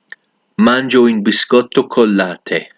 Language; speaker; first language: Italian; non-native, learner; English